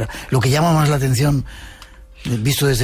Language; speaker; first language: Spanish; native; Spanish